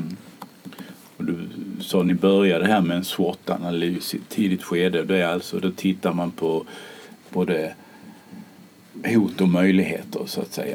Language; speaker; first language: Swedish; native; Swedish